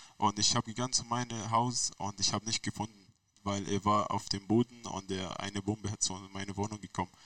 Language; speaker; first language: German; non-native, learner; Arabic